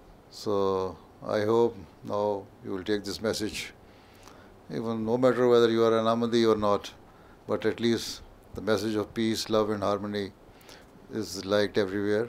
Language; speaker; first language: English; non-native, local second language; Urdu